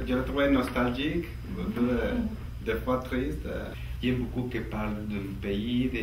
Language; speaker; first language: French; non-native, learner; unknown